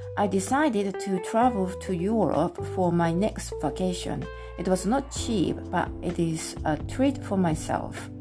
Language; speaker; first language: English; non-native, fluent; Japanese